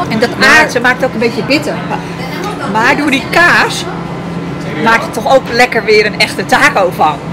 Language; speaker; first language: Dutch; native; Dutch